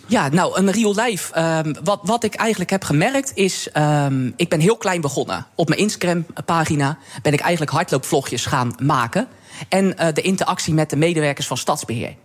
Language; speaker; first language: Dutch; native; Dutch